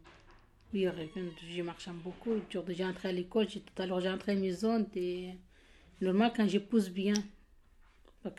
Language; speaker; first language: French; non-native, learner; Kurdish